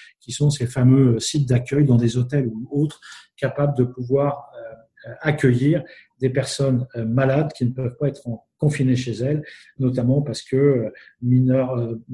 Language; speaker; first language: French; native; French